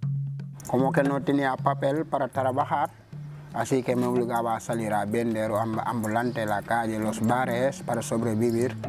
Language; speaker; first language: Spanish; non-native, learner; Wolof